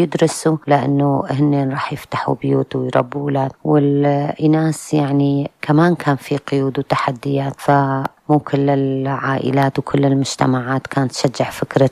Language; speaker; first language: Arabic; non-native, local second language; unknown